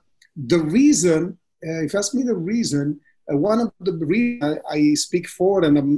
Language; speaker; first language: English; non-native, fluent; Italian